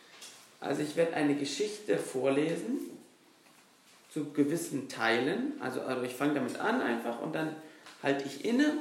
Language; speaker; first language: German; native; German